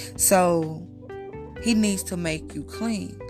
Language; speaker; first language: English; native; English